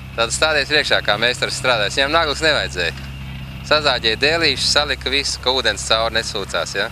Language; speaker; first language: Latvian; native; Latvian